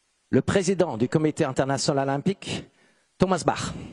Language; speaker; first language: French; non-native, fluent; German